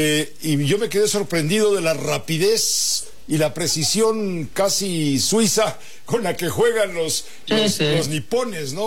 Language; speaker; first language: Spanish; native; Spanish